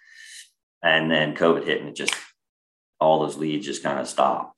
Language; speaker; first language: English; native; English